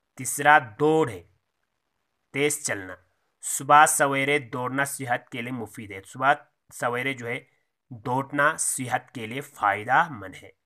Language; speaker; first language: Urdu; native; Urdu